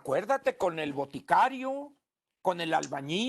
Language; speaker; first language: Spanish; native; Spanish